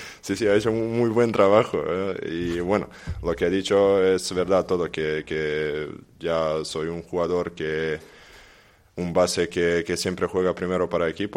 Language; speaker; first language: Spanish; non-native, fluent; Serbian